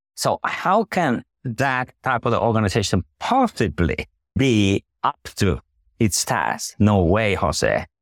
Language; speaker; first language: English; non-native, fluent; Finnish